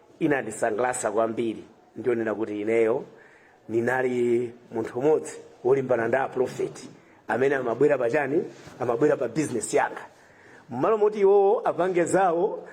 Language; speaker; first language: Nyanja; non-native, local second language; Tumbuka